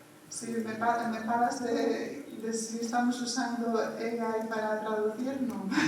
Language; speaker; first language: Portuguese; non-native, fluent; Spanish